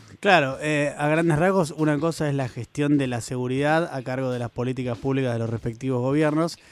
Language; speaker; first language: Spanish; native; Spanish